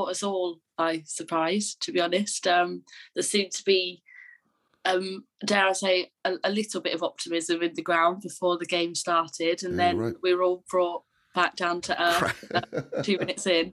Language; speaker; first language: English; native; English